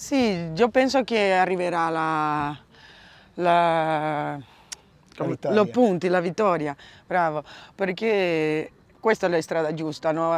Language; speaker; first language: Italian; non-native, learner; Portuguese